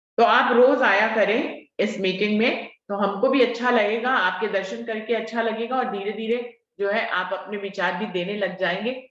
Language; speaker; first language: Hindi; native; Hindi